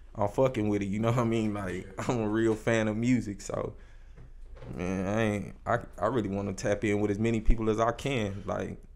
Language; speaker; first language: English; native; English